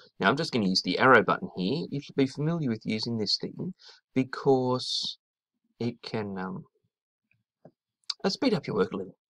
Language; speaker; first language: English; native; English